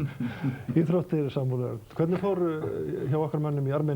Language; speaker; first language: Icelandic; native; Icelandic